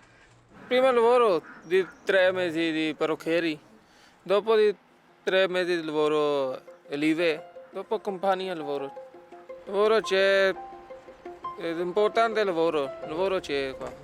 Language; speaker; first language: Italian; non-native, learner; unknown